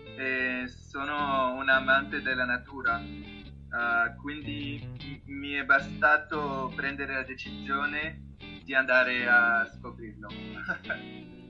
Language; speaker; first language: Italian; non-native, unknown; Arabic